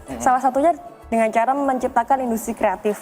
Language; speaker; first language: Indonesian; native; Indonesian